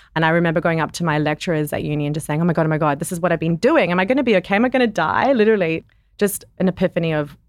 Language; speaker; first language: English; native; English